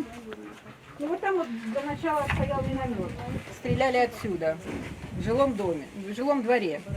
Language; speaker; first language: Russian; native; Russian